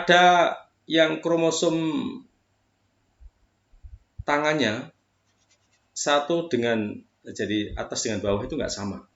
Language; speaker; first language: Indonesian; native; Indonesian